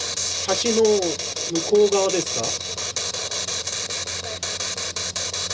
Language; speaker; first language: Japanese; non-native, fluent; Korean